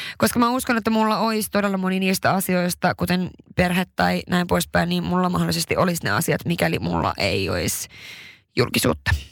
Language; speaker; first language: Finnish; early bilingual, heritage; Swedish